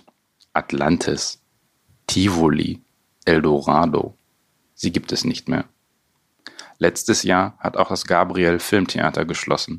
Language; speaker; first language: German; native; German